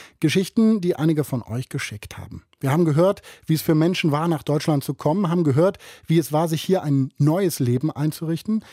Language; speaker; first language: German; native; German